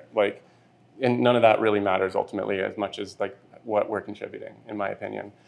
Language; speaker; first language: English; native; English